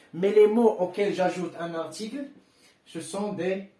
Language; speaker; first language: French; non-native, local second language; Arabic